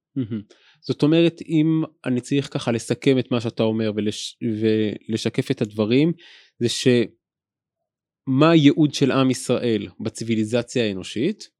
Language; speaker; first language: Hebrew; native; Hebrew